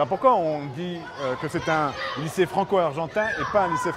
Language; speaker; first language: French; native; French